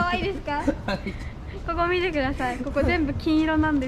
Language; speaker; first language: Japanese; native; Japanese